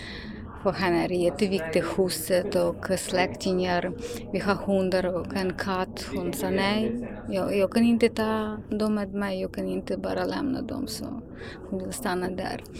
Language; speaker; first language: Swedish; non-native, learner; Ukrainian